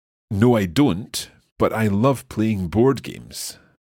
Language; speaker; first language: English; native; English